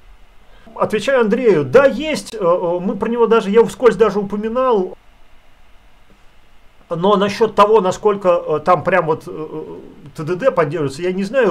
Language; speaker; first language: Russian; native; Russian